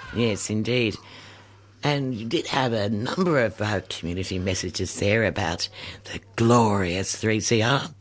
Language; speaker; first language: English; native; English